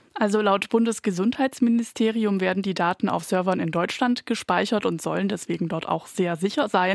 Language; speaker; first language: German; native; German